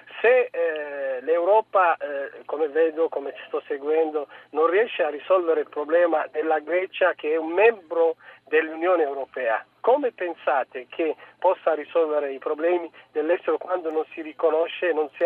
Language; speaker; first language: Italian; non-native, fluent; Tigrinya